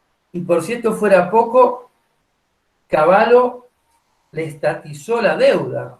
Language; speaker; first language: Spanish; native; Spanish